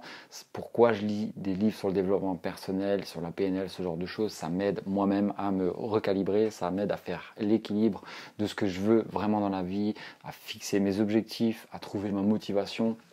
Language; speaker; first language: French; native; French